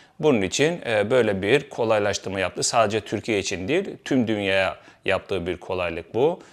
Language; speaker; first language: Turkish; native; Turkish